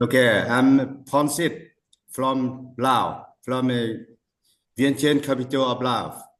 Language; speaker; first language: English; non-native, learner; Lao